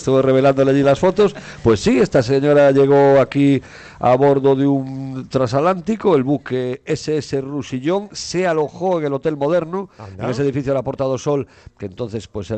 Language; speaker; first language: Spanish; native; Spanish